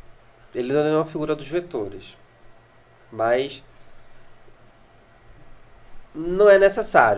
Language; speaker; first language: Portuguese; native; Portuguese